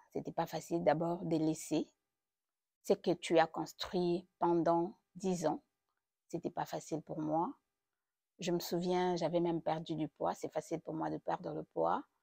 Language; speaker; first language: French; non-native, local second language; Lingala